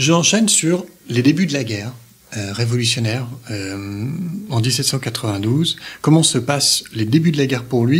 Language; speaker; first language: French; native; French